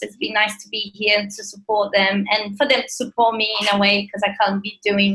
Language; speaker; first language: English; non-native, fluent; Portuguese